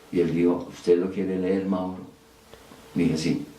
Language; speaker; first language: Spanish; early bilingual, other home language; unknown